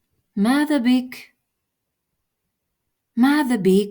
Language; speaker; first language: Arabic; non-native, fluent; Russian